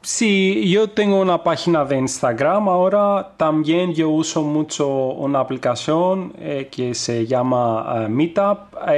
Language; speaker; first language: Spanish; non-native, fluent; Greek